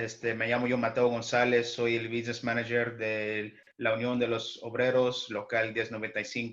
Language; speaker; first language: Spanish; early bilingual, heritage; English